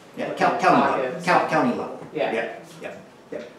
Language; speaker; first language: English; native; English